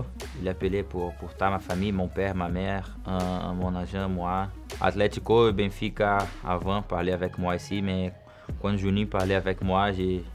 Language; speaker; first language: French; non-native, learner; Portuguese